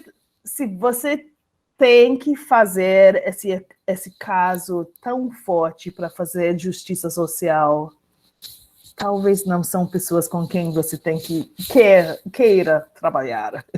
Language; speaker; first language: Portuguese; non-native, fluent; English